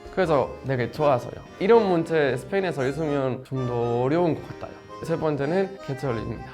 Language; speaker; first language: Korean; non-native, learner; Spanish